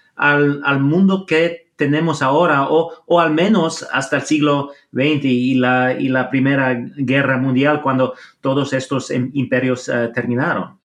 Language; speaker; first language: Spanish; non-native, fluent; English